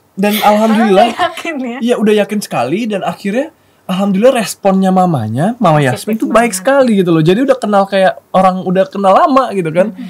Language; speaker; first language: Indonesian; native; Indonesian